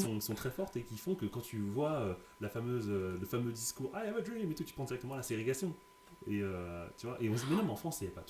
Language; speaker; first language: French; native; French